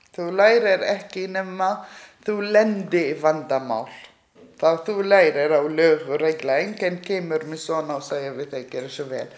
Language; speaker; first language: Icelandic; non-native, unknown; Arabic